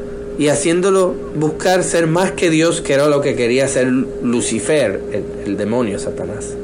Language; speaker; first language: Spanish; native; Spanish